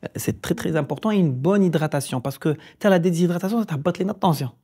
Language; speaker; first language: French; non-native, local second language; Arabic